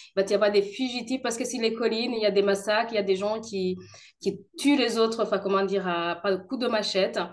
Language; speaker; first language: French; non-native, local second language; Kinyarwanda